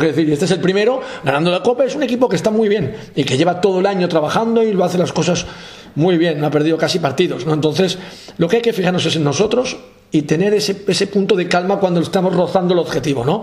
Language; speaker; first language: Spanish; native; Spanish